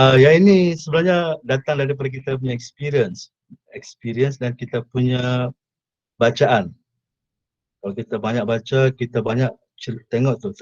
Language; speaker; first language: Malay; native; Malay